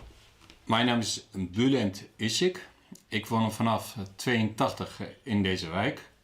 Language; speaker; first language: Dutch; early bilingual, other home language; Turkish